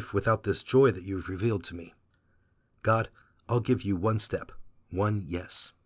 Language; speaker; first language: English; early bilingual, other home language; Vietnamese